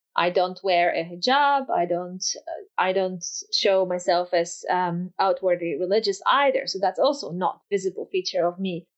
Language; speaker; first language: English; non-native, fluent; Polish